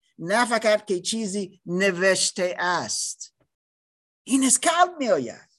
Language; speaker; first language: Persian; non-native, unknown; German